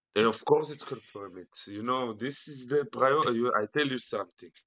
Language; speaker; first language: English; non-native, fluent; Hebrew